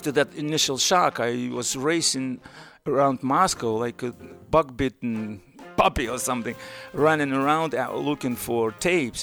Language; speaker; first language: English; non-native, fluent; Russian